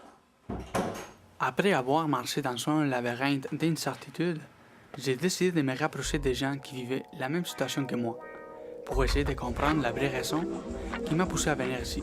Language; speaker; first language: French; non-native, fluent; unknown